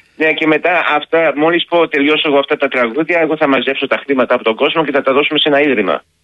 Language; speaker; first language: Greek; early bilingual, heritage; Greek